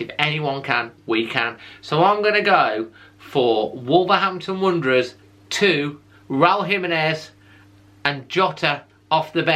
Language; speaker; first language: English; native; English